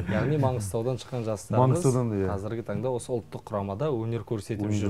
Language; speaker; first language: Kazakh; native; Kazakh